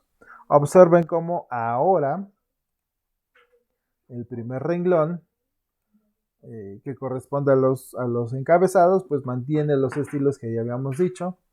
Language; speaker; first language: Spanish; native; Spanish